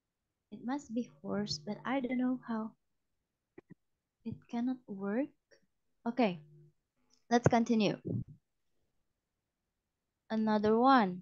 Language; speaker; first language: English; non-native, fluent; Indonesian